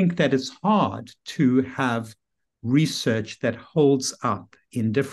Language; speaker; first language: English; native; English